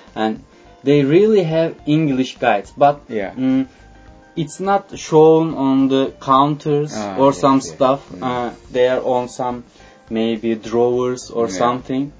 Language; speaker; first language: English; non-native, fluent; Turkish